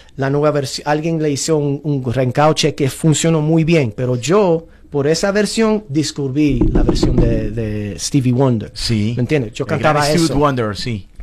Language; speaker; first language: Spanish; early bilingual, heritage; Spanish